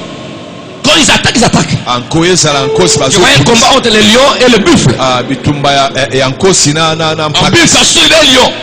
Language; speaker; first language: French; non-native, local second language; Lingala